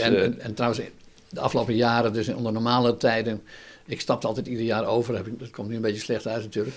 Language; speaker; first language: Dutch; native; Dutch